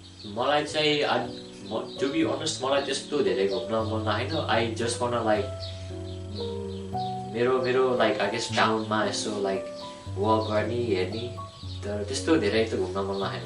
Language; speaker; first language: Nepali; early bilingual, heritage; Nepali